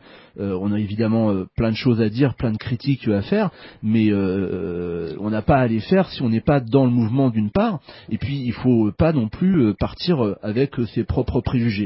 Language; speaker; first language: French; native; French